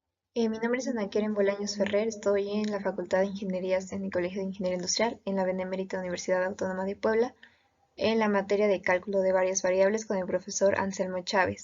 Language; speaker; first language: Spanish; native; Spanish